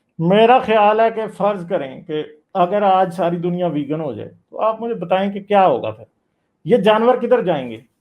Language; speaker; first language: Urdu; non-native, local second language; Punjabi